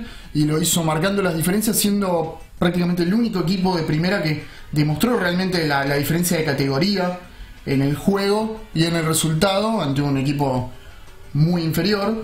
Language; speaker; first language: Spanish; native; Spanish